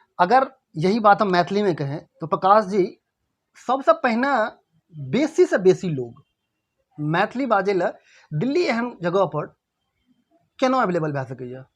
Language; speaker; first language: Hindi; non-native, local second language; Maithili